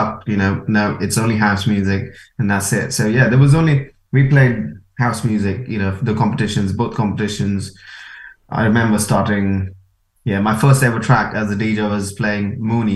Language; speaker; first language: English; non-native, local second language; Konkani